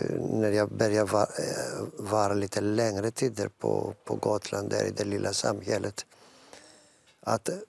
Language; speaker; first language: Swedish; non-native, fluent; Greek